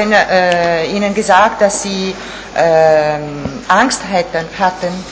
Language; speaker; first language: German; non-native, fluent; Italian